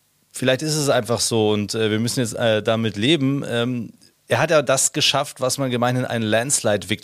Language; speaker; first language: German; native; German